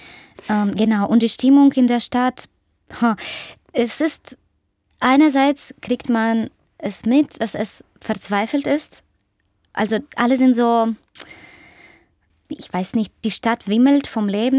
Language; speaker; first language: German; non-native, fluent; Ukrainian